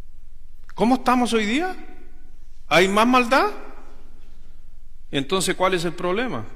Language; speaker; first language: Spanish; native; Spanish